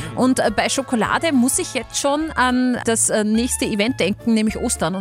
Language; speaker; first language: German; native; German